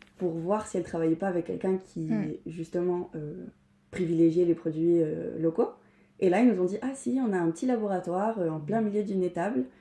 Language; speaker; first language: French; non-native, fluent; Spanish